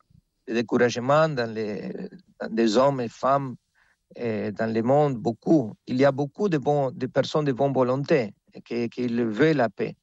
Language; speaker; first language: French; non-native, fluent; Spanish